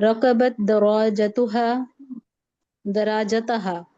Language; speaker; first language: Arabic; non-native, learner; Urdu